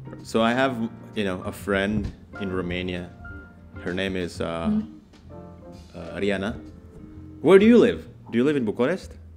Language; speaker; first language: English; non-native, fluent; Indonesian